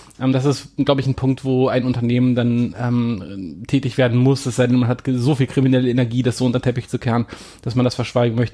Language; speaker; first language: German; native; German